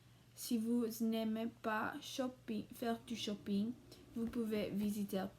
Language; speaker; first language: French; non-native, learner; English